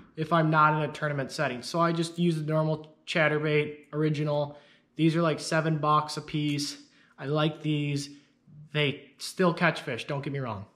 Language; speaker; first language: English; native; English